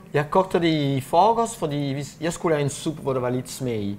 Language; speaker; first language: Danish; non-native, fluent; French